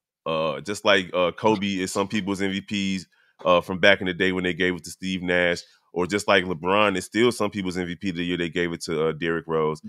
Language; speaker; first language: English; native; English